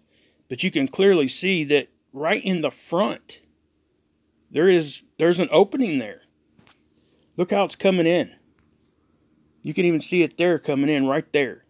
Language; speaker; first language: English; native; English